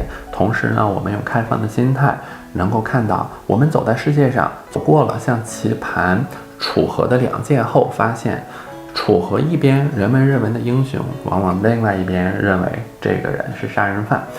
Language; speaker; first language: Chinese; native; Chinese